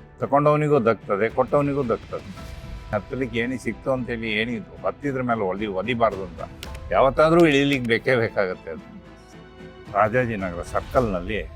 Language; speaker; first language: Kannada; native; Kannada